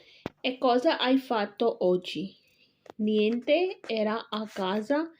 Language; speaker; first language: Italian; non-native, fluent; Urdu